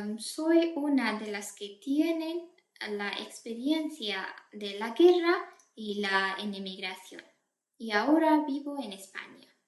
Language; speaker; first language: Spanish; non-native, fluent; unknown